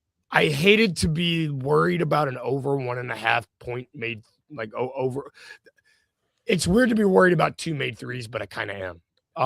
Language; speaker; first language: English; native; English